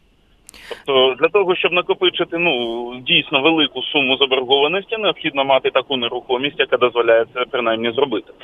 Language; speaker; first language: Ukrainian; native; Ukrainian